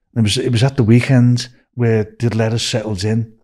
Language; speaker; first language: English; native; English